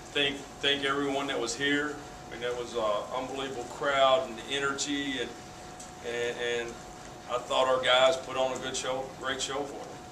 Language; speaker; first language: English; native; English